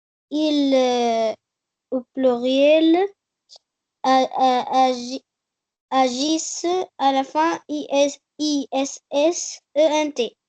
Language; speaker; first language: French; non-native, local second language; Arabic